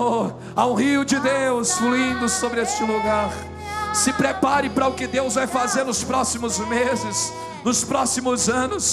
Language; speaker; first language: Portuguese; native; Portuguese